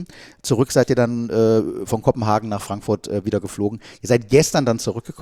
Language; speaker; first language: German; native; German